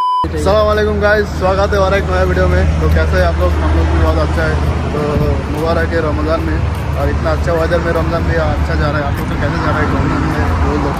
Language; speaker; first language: Hindi; non-native, learner; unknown